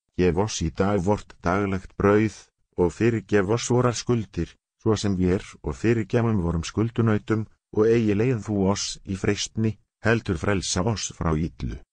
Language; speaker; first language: Icelandic; non-native, learner; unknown